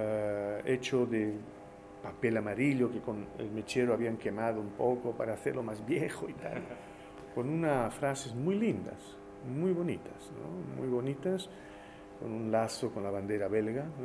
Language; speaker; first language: Spanish; early bilingual, heritage; Spanish